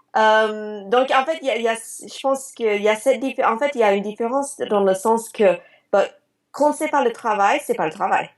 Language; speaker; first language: French; non-native, fluent; English